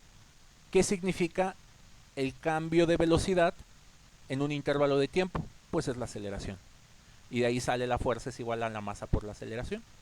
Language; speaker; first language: Spanish; native; Spanish